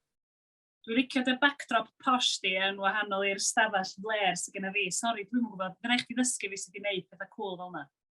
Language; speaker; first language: Welsh; native; Welsh